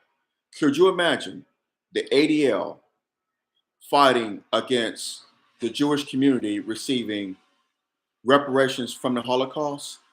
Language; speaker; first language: English; native; English